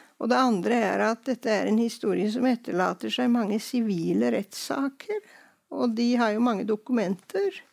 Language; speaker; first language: Norwegian; native; Norwegian